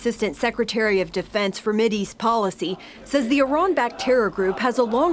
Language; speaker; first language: English; native; English